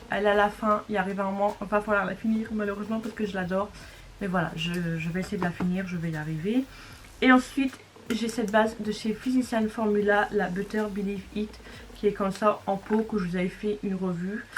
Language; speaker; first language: French; native; French